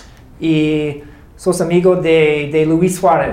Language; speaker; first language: Spanish; non-native, fluent; English